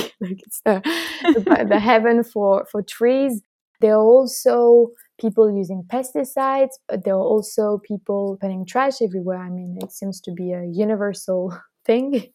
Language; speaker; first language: English; non-native, fluent; French